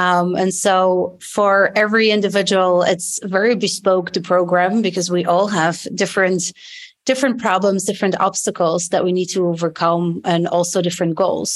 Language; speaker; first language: English; non-native, fluent; Dutch